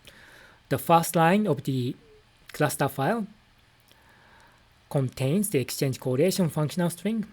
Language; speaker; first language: English; non-native, fluent; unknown